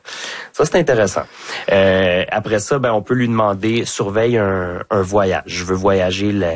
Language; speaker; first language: French; native; French